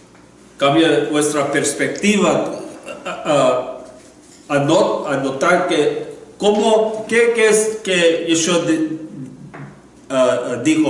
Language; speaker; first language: Spanish; non-native, learner; English